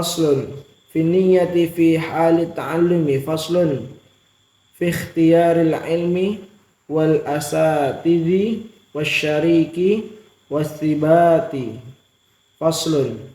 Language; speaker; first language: Arabic; non-native, learner; Indonesian